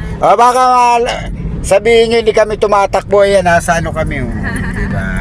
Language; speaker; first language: Filipino; native; Filipino